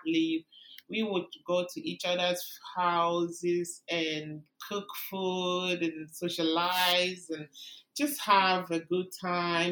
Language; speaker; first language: English; non-native, local second language; Igbo